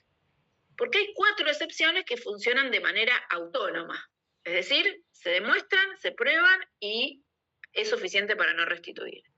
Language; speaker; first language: Spanish; native; Spanish